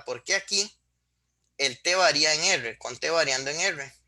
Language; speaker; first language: Spanish; native; Spanish